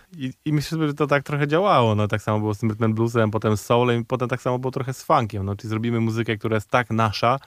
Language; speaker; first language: Polish; native; Polish